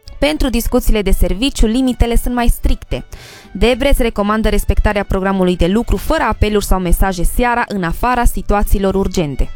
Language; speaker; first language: Romanian; native; Romanian